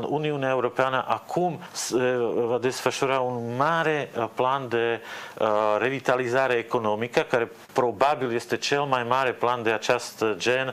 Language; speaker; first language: Romanian; non-native, fluent; Slovak